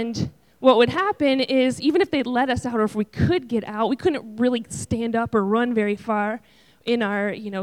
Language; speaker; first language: English; native; English